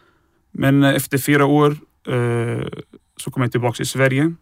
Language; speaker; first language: Swedish; early bilingual, other home language; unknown